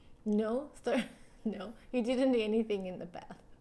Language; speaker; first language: English; non-native, fluent; Japanese